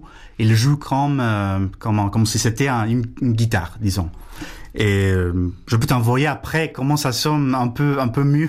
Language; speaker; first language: French; non-native, fluent; Spanish